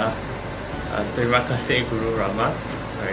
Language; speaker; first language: Indonesian; non-native, learner; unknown